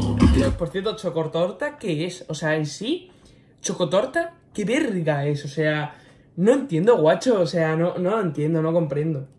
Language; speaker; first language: Spanish; native; Spanish